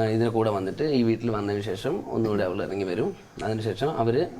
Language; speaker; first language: Malayalam; native; Malayalam